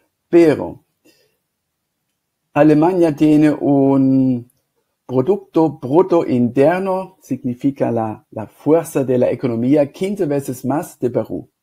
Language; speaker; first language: Spanish; non-native, fluent; German